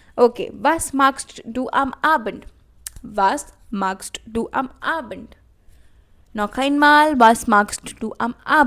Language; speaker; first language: German; non-native, learner; Hindi